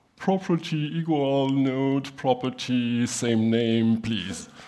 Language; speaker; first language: English; non-native, fluent; German